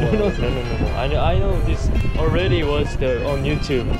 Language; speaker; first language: English; non-native, learner; Korean